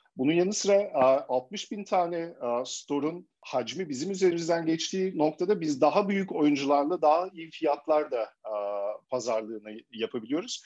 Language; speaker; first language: Turkish; early bilingual, heritage; Turkish